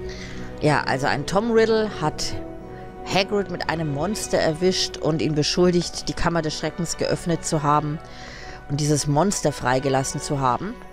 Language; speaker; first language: German; native; German